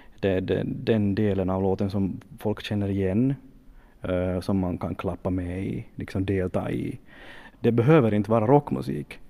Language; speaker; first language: Swedish; native; Swedish